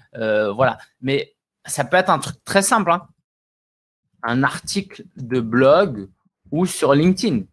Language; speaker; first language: French; native; French